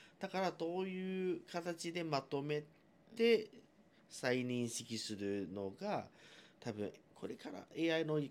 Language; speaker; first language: Japanese; non-native, fluent; Chinese